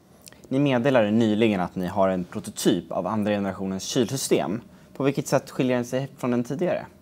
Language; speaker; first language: Swedish; native; Swedish